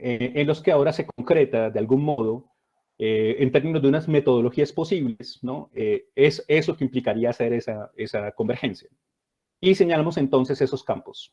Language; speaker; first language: Spanish; native; Spanish